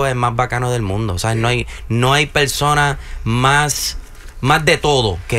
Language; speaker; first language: Spanish; early bilingual, heritage; Spanish